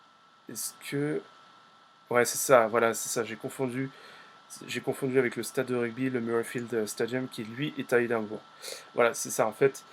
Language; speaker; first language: French; native; French